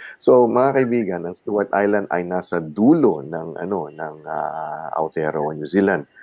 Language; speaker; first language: Filipino; non-native, local second language; Chavacano